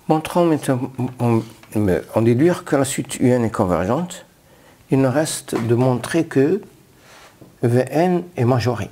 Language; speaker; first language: French; non-native, local second language; Arabic